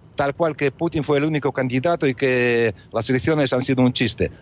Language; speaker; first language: Spanish; non-native, fluent; Russian